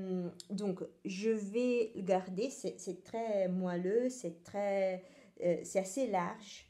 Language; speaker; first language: French; non-native, fluent; Italian